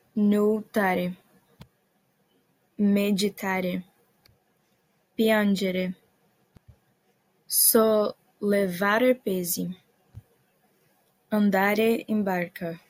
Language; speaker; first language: Italian; non-native, learner; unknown